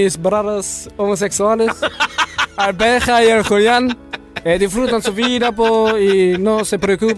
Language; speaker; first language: Spanish; non-native, learner; German